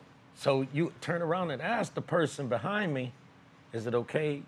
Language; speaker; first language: English; native; English